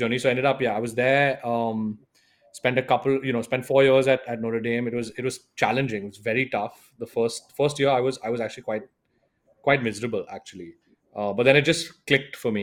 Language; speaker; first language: English; non-native, local second language; Hindi